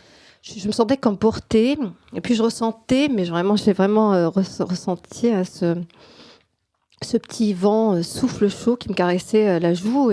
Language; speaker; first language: French; non-native, local second language; Arabic